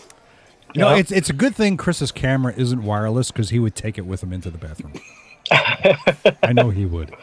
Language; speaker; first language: English; native; English